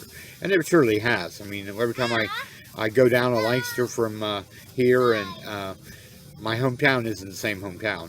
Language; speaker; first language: English; native; English